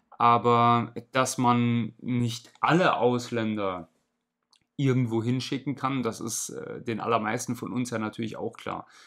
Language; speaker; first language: German; native; German